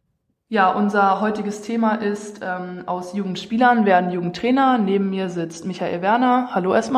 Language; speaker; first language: German; native; German